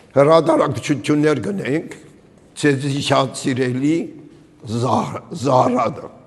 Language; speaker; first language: Armenian; early bilingual, heritage; Armenian